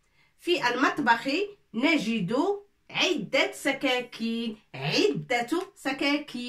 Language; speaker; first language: Arabic; non-native, fluent; French